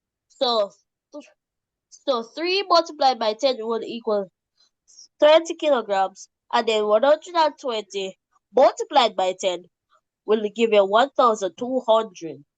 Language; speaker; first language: English; native; English